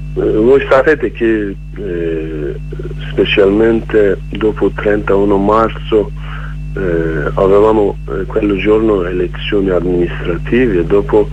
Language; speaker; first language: Italian; non-native, learner; Kurdish